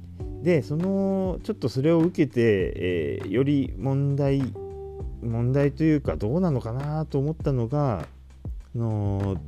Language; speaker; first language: Japanese; native; Japanese